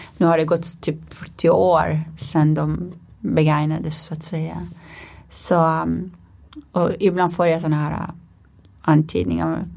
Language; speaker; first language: Swedish; non-native, fluent; Persian